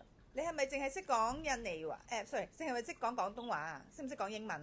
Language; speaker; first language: Cantonese; native; Cantonese